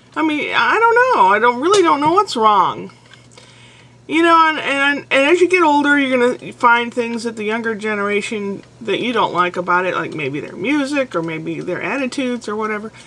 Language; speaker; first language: English; native; English